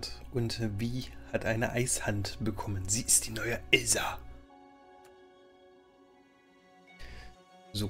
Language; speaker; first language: German; native; German